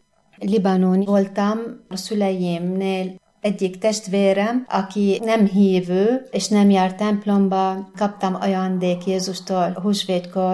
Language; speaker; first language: Hungarian; non-native, fluent; Arabic